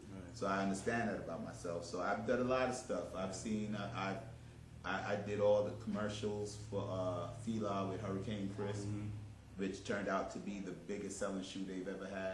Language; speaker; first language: English; native; English